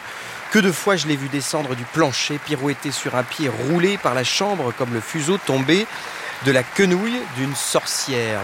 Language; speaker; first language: French; native; French